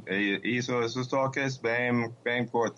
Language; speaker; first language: Portuguese; non-native, fluent; English